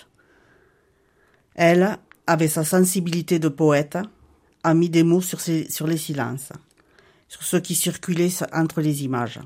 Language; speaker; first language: French; native; French